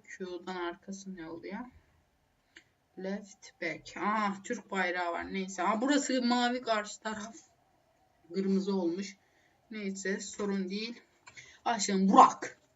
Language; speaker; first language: Turkish; native; Turkish